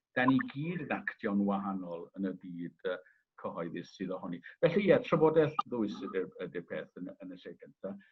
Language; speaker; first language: Welsh; native; Welsh